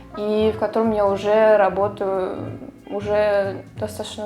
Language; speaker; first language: Russian; early bilingual, heritage; Russian